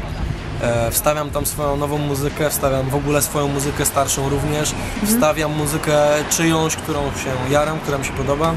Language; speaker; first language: Polish; native; Polish